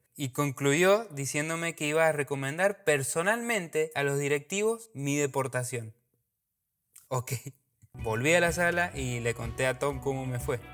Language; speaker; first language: Spanish; native; Spanish